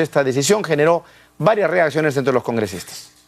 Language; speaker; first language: Spanish; native; Spanish